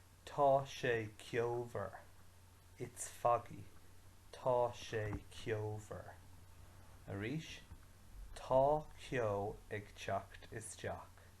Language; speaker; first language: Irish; non-native, local second language; English